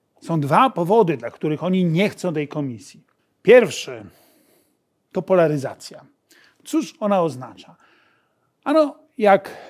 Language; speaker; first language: Polish; native; Polish